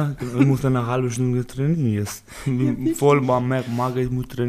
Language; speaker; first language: German; non-native, learner; Baluchi